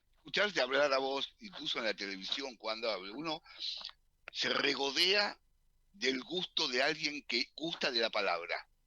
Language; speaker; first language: Spanish; native; Spanish